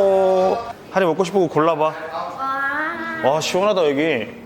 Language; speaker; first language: Korean; native; Korean